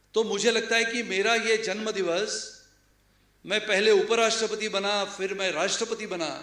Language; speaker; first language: Hindi; non-native, local second language; Marathi